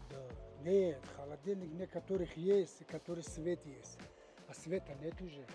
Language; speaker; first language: Russian; non-native, local second language; Tajik